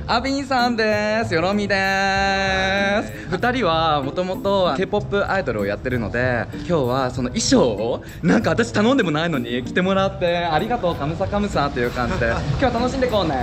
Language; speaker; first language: Japanese; non-native, fluent; Korean